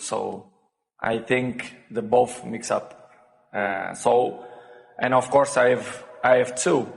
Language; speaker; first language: English; non-native, fluent; Portuguese